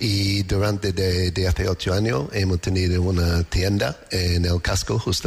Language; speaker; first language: Spanish; non-native, learner; English